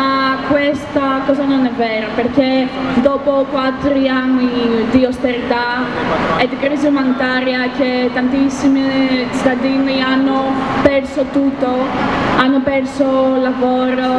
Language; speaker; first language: Italian; non-native, learner; Greek